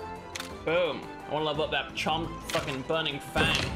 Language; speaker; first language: English; native; English